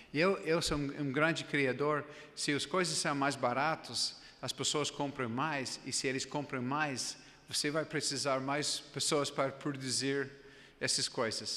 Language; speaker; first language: Portuguese; non-native, fluent; English